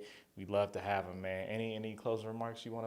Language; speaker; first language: English; native; English